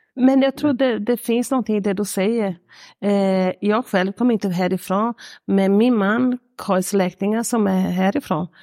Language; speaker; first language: Swedish; non-native, fluent; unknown